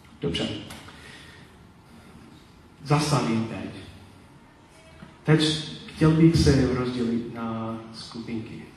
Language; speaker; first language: Czech; non-native, learner; Polish